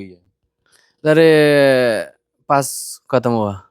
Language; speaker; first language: Hindi; non-native, learner; Bangla